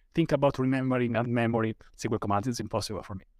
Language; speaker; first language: English; non-native, fluent; Italian